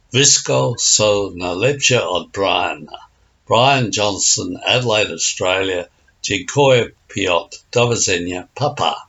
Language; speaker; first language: Polish; non-native, learner; English